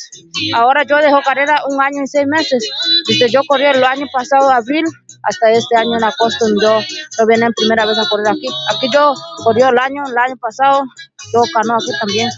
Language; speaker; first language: Spanish; non-native, local second language; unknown